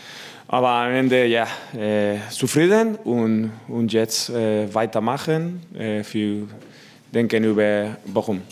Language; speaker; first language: German; non-native, learner; Spanish